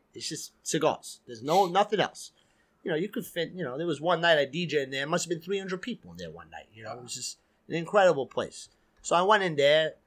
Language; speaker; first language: English; native; English